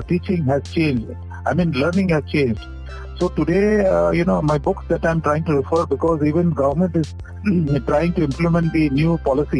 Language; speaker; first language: English; non-native, local second language; Telugu